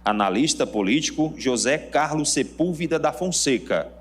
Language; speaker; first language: Portuguese; native; Portuguese